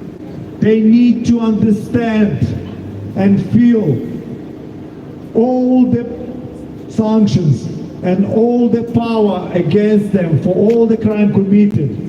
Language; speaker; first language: English; non-native, fluent; Ukrainian